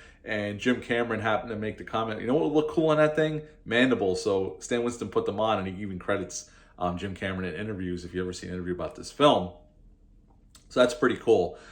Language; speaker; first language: English; native; English